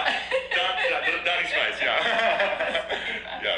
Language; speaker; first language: German; non-native, learner; English